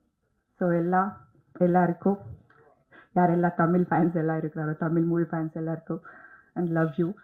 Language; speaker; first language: Tamil; non-native, learner; Kannada